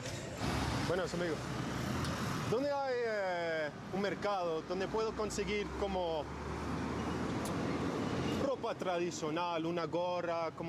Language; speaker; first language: Spanish; early bilingual, heritage; English